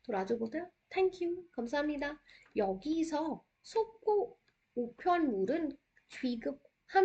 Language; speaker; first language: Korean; non-native, fluent; Hindi